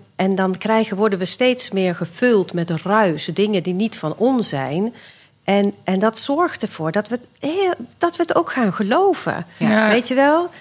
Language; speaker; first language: Dutch; early bilingual, other home language; Swedish